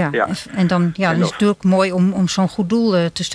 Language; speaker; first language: Dutch; native; Dutch